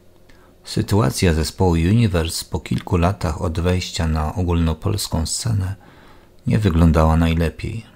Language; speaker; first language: Polish; native; Polish